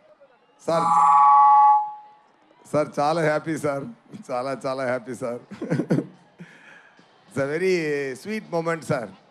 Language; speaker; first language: Telugu; non-native, local second language; Tamil